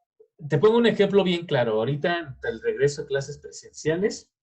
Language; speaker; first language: Spanish; native; Spanish